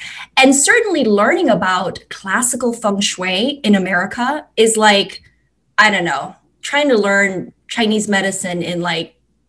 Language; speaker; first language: English; non-native, local second language; Cantonese